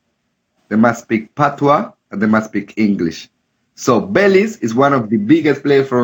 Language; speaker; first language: English; non-native, local second language; Spanish